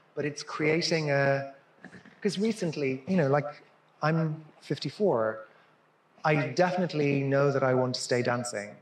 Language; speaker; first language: English; native; English